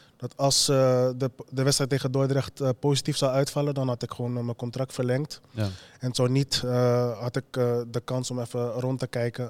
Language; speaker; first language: Dutch; native; Dutch